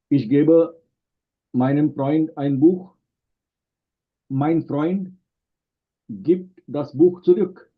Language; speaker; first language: German; non-native, fluent; Marathi